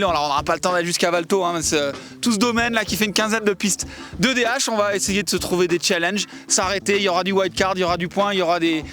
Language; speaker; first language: French; native; French